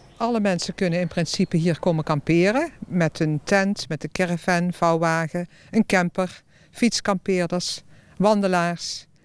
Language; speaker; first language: Dutch; native; Dutch